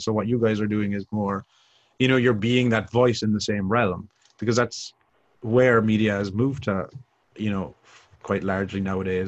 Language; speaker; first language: English; native; English